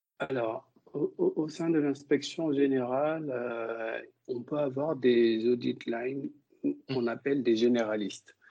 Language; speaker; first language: French; non-native, local second language; Wolof